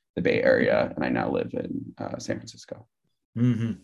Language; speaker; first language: English; native; English